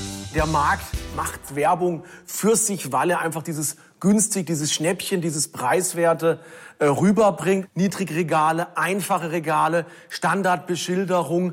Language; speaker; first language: German; native; German